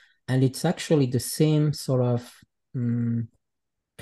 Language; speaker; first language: English; non-native, fluent; French